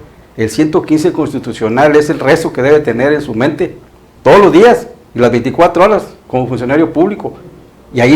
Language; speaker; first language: Spanish; native; Spanish